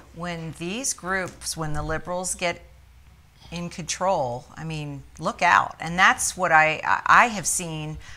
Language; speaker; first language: English; native; English